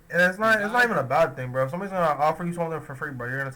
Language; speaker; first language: English; native; English